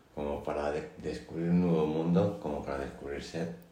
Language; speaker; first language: Spanish; native; Spanish